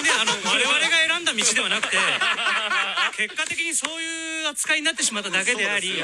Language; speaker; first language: Japanese; native; Japanese